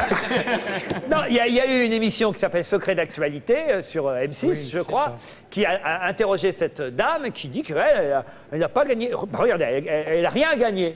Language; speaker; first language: French; native; French